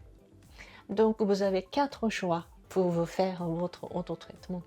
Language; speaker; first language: French; non-native, fluent; Japanese